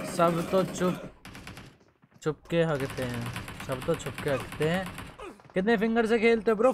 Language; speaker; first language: Hindi; native; Hindi